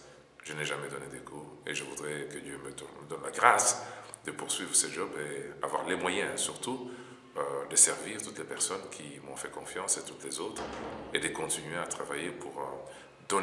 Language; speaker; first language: French; non-native, local second language; Lingala